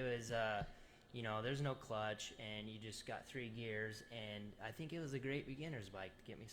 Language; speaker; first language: English; native; English